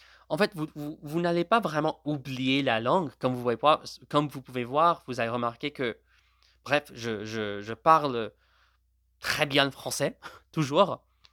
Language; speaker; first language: French; non-native, fluent; Gujarati